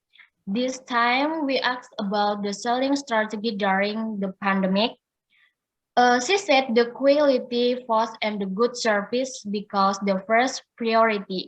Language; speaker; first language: English; non-native, learner; Indonesian